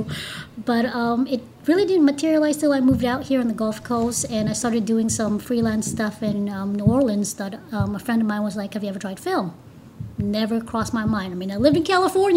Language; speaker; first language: English; non-native, local second language; Cebuano